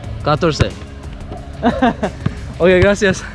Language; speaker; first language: Spanish; non-native, learner; English